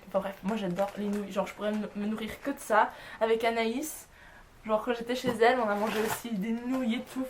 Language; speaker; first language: French; native; French